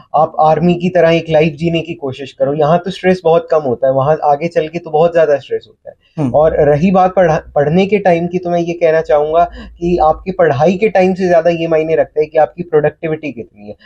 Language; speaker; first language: Hindi; native; Hindi